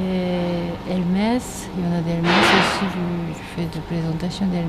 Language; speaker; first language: French; non-native, learner; Japanese